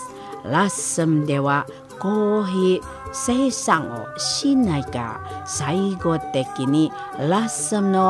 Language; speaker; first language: Japanese; non-native, fluent; Indonesian